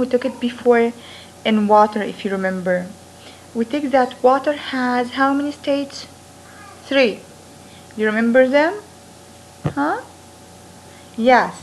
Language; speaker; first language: English; non-native, fluent; Arabic